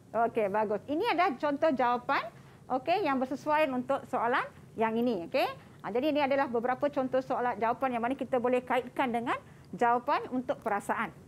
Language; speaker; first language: Malay; non-native, local second language; Tamil